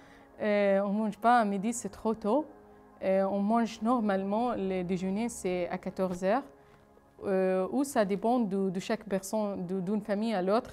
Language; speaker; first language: French; non-native, fluent; Arabic